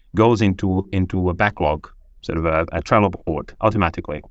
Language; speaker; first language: English; non-native, fluent; Portuguese